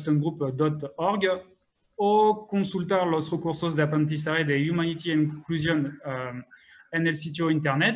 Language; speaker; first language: Spanish; non-native, fluent; French